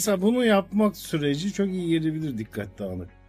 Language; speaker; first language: Turkish; native; Turkish